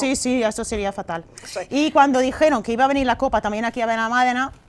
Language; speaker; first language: Spanish; non-native, fluent; Swedish